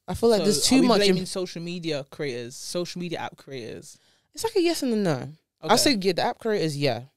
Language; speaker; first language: English; native; English